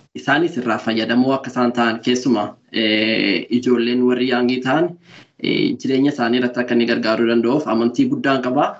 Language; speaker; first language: Oromo; early bilingual, other home language; Norwegian